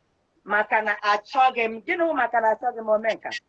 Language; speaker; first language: Igbo; native; Igbo